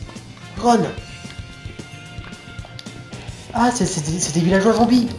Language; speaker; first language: French; native; French